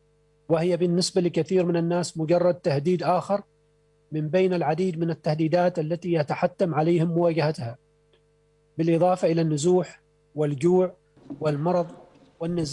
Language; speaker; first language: Arabic; native; Arabic